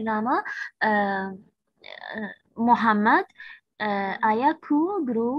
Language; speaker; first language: Indonesian; non-native, learner; Arabic